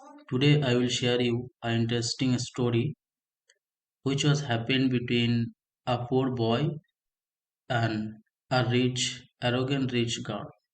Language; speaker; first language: English; non-native, local second language; Bangla